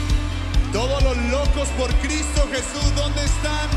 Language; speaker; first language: Spanish; native; Spanish